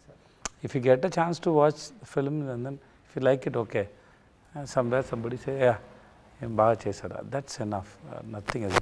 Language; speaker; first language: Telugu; non-native, learner; Tamil